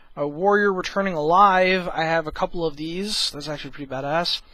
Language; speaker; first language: English; native; English